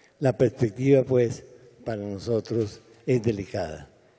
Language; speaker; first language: Spanish; native; Spanish